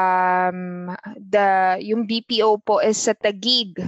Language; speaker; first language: English; non-native, local second language; Filipino